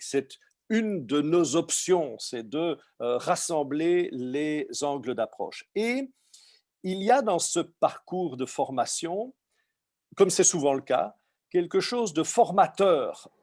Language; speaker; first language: French; native; French